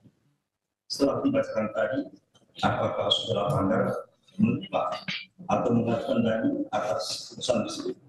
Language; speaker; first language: Indonesian; native; Indonesian